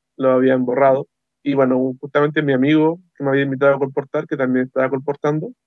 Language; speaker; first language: Spanish; native; Spanish